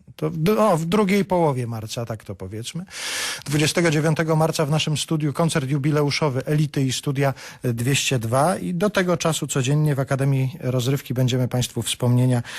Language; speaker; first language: Polish; native; Polish